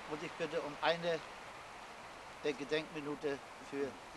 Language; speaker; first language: German; native; German